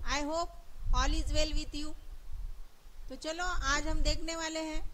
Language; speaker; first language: Hindi; non-native, local second language; Marathi